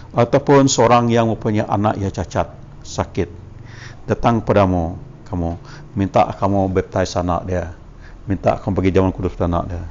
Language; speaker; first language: Malay; non-native, local second language; Iban